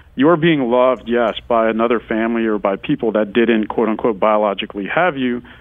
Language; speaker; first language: English; native; English